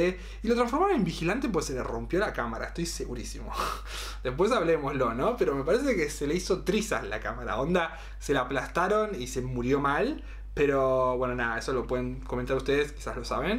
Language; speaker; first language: Spanish; native; Spanish